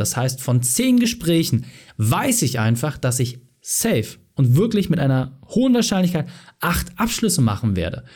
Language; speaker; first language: German; native; German